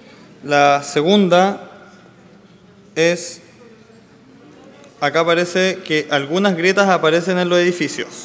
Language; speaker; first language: Spanish; native; Spanish